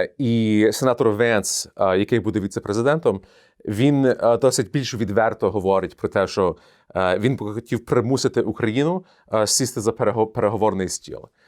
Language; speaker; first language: Ukrainian; early bilingual, heritage; Ukrainian